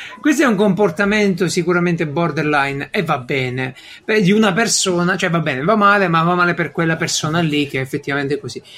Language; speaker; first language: Italian; native; Italian